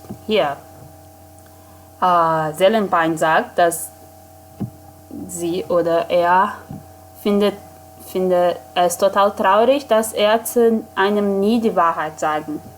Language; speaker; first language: German; non-native, fluent; Portuguese